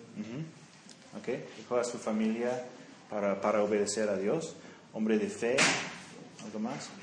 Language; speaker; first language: Spanish; non-native, fluent; English